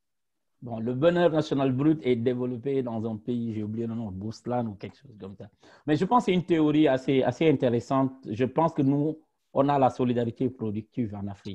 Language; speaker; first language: French; non-native, local second language; Wolof